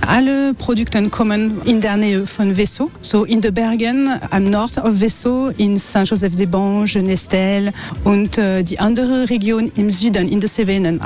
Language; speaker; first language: German; non-native, learner; French